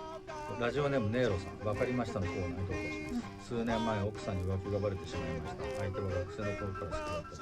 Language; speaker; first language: Japanese; native; Japanese